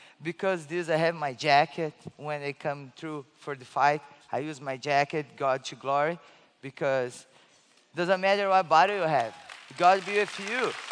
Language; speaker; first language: English; non-native, learner; Portuguese